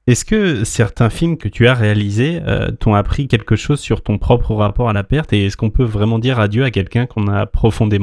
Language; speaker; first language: French; native; French